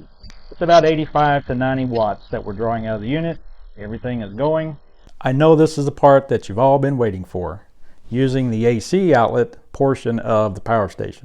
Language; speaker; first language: English; native; English